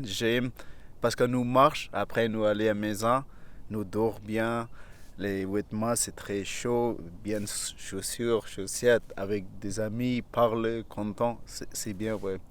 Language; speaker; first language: French; non-native, learner; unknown